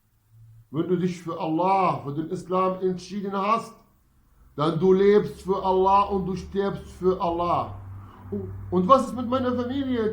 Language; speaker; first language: German; non-native, fluent; Arabic